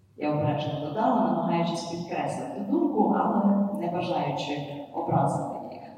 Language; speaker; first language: Ukrainian; native; Ukrainian